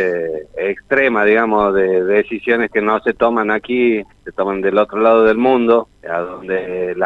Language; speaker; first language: Spanish; native; Spanish